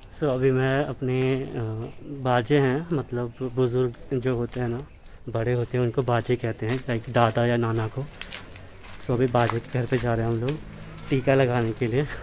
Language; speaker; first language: Hindi; non-native, local second language; Nepali